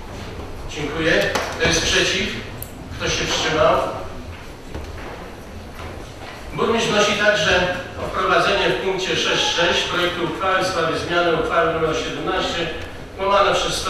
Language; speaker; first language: Polish; native; Polish